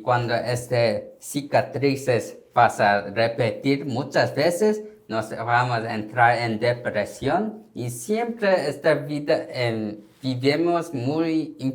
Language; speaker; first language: Spanish; non-native, learner; Korean